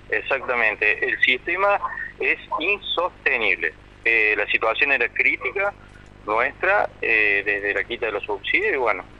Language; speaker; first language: Spanish; native; Spanish